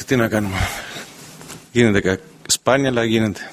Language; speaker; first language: Greek; non-native, fluent; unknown